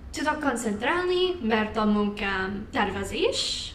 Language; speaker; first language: Hungarian; non-native, learner; English